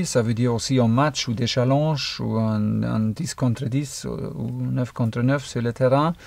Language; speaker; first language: French; non-native, fluent; German